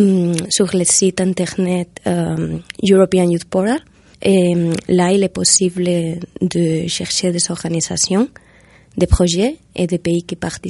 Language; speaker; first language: French; non-native, fluent; Spanish